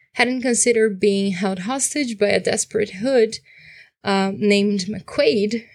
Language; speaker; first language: English; non-native, fluent; Portuguese